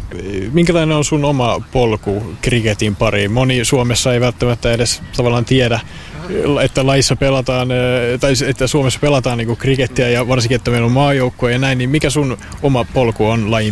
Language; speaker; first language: Finnish; native; Finnish